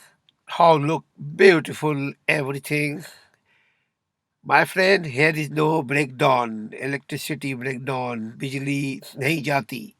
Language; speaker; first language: English; non-native, learner; Urdu